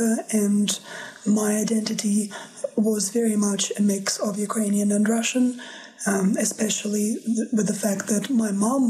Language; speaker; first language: English; non-native, fluent; Russian